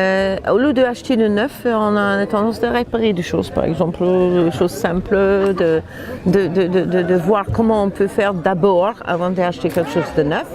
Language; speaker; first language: French; non-native, fluent; English